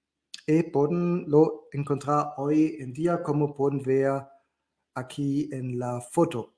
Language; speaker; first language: Spanish; non-native, fluent; German